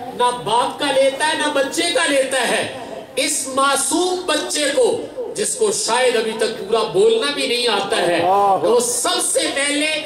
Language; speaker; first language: Urdu; non-native, local second language; Punjabi